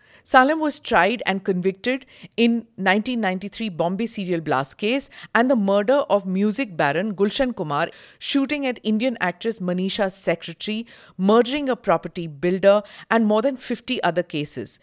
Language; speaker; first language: English; non-native, local second language; Hindi